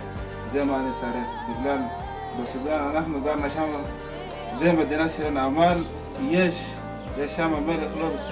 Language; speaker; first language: Hebrew; non-native, learner; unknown